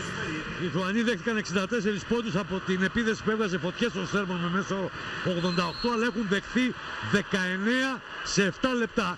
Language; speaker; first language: Greek; native; Greek